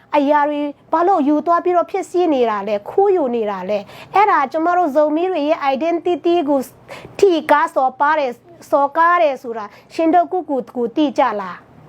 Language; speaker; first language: Burmese; non-native, local second language; Tedim Chin